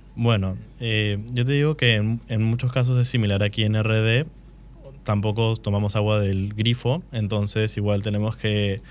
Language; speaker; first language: Spanish; native; Spanish